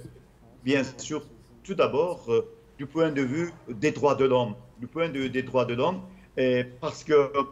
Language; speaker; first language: French; non-native, fluent; Turkish